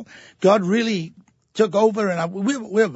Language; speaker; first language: English; native; English